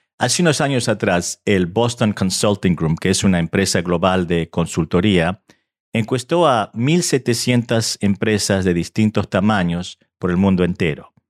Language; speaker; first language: Spanish; early bilingual, heritage; Spanish